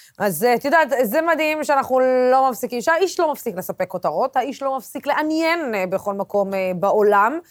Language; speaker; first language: Hebrew; non-native, local second language; Arabic